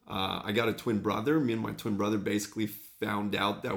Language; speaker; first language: English; non-native, fluent; French